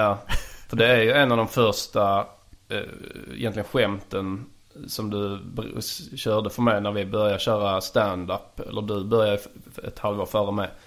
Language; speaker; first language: Swedish; native; Swedish